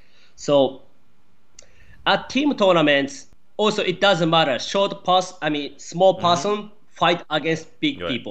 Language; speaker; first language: English; non-native, learner; Japanese